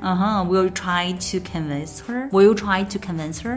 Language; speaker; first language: English; non-native, fluent; Chinese